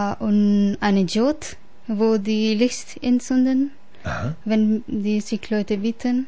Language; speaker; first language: German; non-native, learner; Punjabi